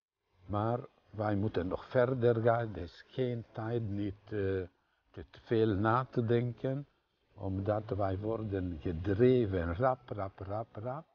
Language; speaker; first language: Dutch; non-native, fluent; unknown